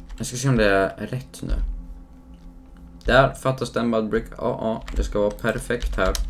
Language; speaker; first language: Swedish; native; Swedish